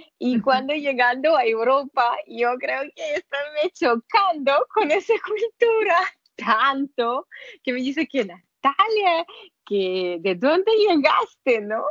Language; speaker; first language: Spanish; non-native, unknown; Russian